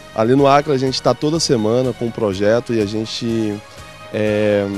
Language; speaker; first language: Portuguese; native; Portuguese